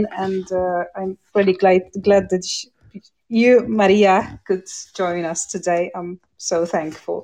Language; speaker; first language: English; non-native, fluent; Polish